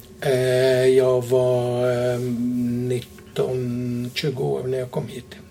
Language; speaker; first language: Swedish; non-native, fluent; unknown